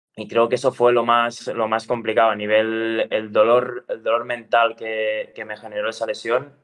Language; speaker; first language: Spanish; native; Spanish